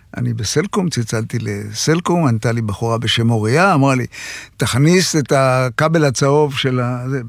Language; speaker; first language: Hebrew; native; Hebrew